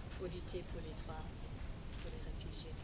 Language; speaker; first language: French; non-native, fluent; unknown